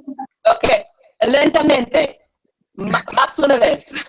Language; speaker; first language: Spanish; non-native, learner; English